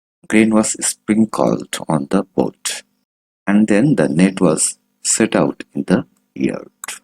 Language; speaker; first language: English; non-native, local second language; Bangla